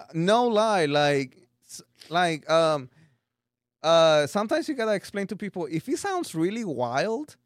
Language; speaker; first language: English; early bilingual, other home language; Spanish